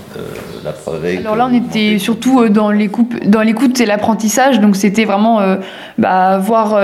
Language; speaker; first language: French; native; French